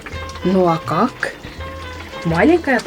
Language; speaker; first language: Russian; non-native, local second language; Estonian